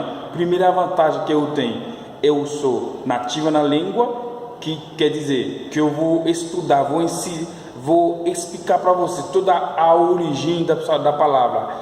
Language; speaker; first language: Portuguese; non-native, fluent; French